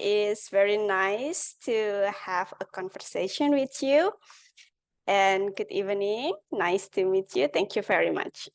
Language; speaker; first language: English; non-native, learner; Indonesian